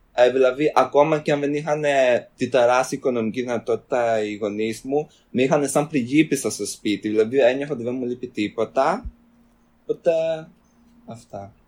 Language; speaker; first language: Greek; early bilingual, other home language; Albanian